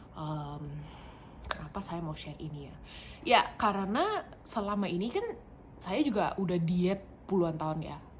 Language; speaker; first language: Indonesian; non-native, fluent; English